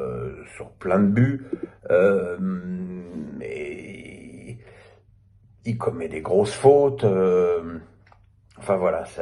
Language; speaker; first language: French; native; French